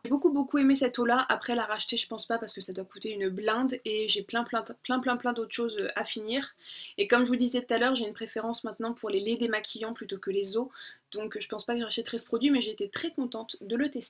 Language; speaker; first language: French; native; French